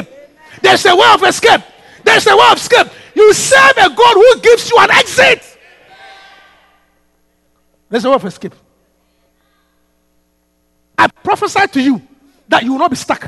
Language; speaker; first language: English; non-native, local second language; Akan